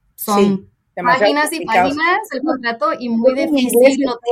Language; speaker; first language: Spanish; early bilingual, heritage; Spanish